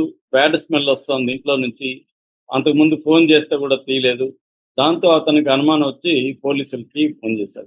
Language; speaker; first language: Telugu; native; Telugu